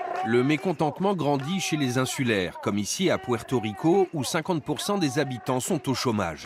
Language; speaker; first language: French; native; French